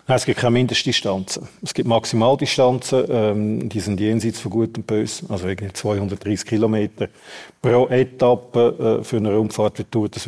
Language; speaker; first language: German; native; German